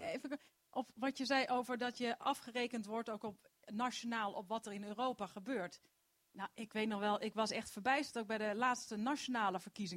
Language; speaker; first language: Dutch; native; Dutch